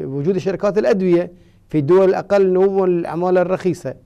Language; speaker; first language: Arabic; non-native, fluent; Persian